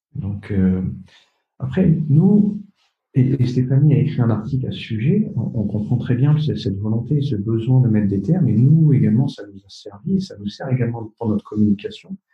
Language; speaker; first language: French; native; French